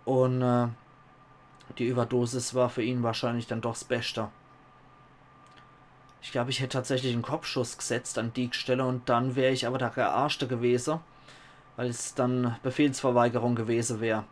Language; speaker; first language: German; native; German